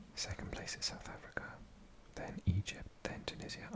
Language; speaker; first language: English; native; English